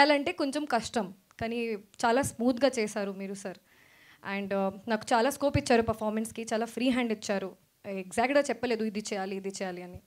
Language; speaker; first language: Telugu; early bilingual, heritage; Telugu